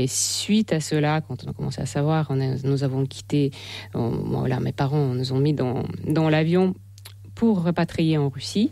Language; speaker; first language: French; non-native, fluent; Russian